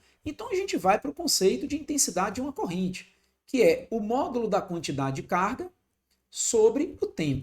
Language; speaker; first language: Portuguese; native; Portuguese